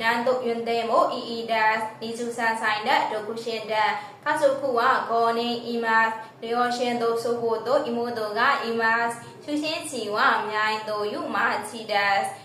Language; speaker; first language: Japanese; non-native, learner; Burmese